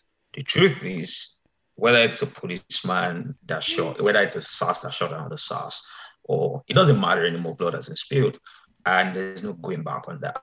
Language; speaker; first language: English; non-native, local second language; Yoruba